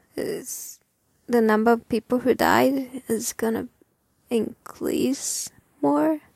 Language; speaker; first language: English; non-native, learner; Japanese